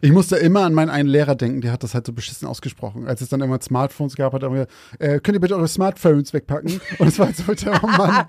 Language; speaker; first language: German; native; German